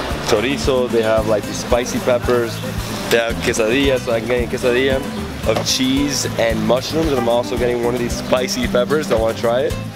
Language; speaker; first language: English; early bilingual, other home language; Spanish